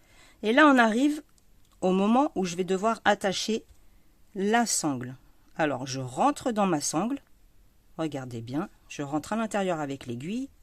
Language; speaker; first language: French; native; French